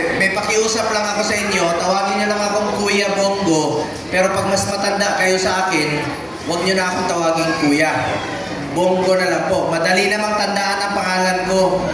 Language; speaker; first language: Filipino; non-native, local second language; Cebuano